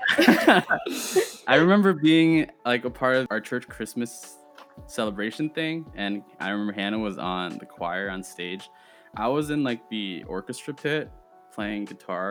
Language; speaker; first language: English; early bilingual, other home language; Chinese